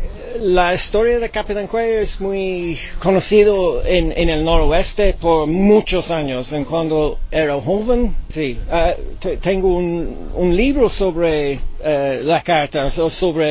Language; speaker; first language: Spanish; non-native, learner; English